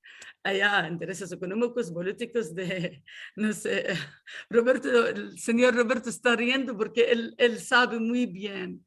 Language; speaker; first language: Spanish; non-native, fluent; Arabic